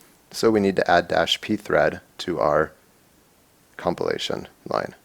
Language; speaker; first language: English; native; English